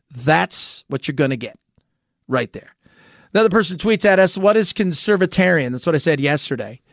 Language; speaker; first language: English; early bilingual, other home language; Spanish